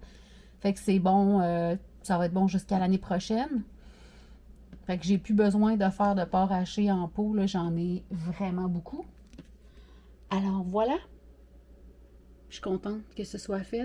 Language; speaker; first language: French; native; French